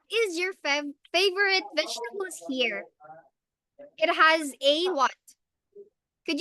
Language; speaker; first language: English; non-native, local second language; Filipino